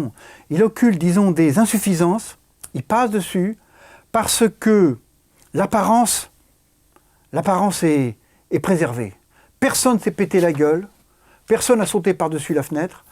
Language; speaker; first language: French; native; French